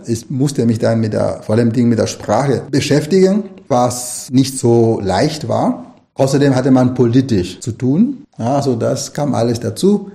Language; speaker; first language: German; non-native, fluent; Spanish